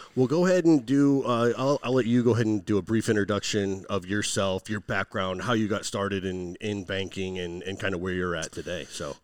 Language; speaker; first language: English; native; English